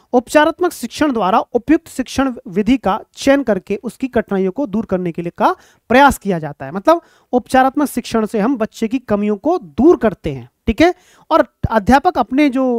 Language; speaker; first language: Hindi; native; Hindi